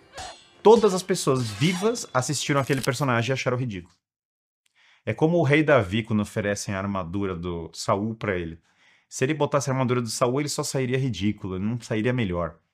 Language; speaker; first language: Portuguese; native; Portuguese